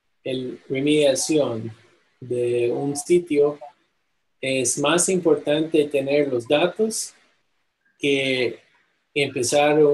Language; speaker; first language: Spanish; non-native, fluent; English